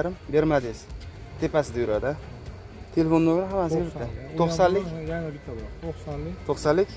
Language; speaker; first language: Turkish; non-native, learner; Uzbek